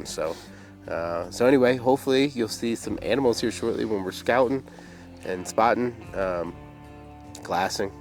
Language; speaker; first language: English; native; English